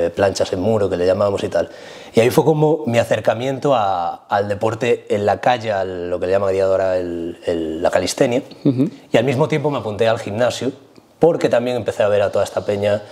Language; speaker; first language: Spanish; native; Spanish